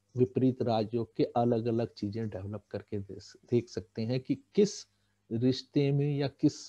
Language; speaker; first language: Hindi; native; Hindi